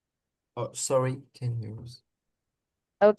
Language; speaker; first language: English; non-native, learner; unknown